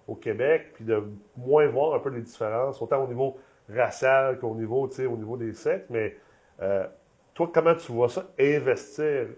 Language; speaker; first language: French; native; French